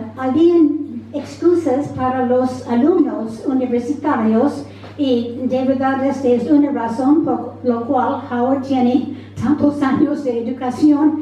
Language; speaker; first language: Spanish; non-native, fluent; English